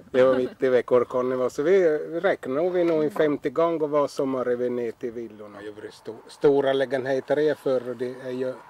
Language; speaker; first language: Swedish; native; Swedish